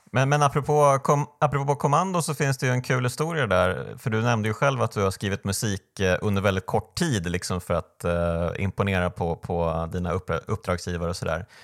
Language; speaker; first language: Swedish; native; Swedish